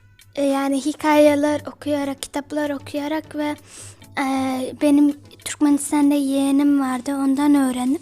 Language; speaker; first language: Turkish; early bilingual, other home language; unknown